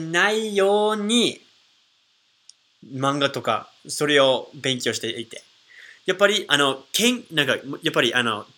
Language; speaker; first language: Japanese; non-native, fluent; English